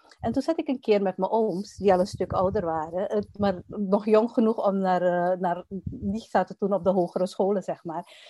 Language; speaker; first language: Dutch; native; Dutch